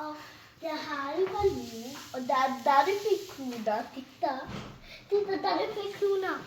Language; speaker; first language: Swedish; early bilingual, other home language; Bangla